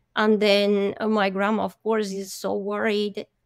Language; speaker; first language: English; non-native, fluent; Spanish